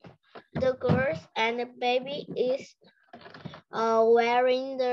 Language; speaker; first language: English; non-native, learner; Vietnamese